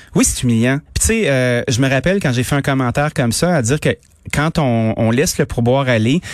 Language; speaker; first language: French; native; French